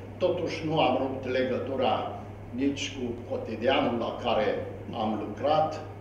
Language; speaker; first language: Romanian; non-native, local second language; Hungarian